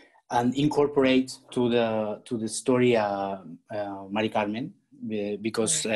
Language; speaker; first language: English; non-native, learner; Spanish